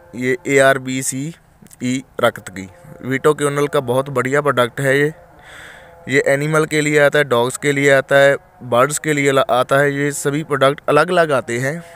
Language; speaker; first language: Hindi; native; Hindi